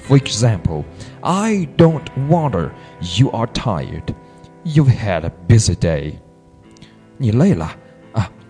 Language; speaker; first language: English; non-native, fluent; Chinese